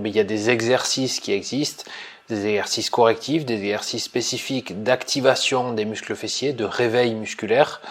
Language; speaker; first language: French; native; French